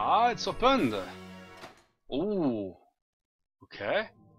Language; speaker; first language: English; non-native, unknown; French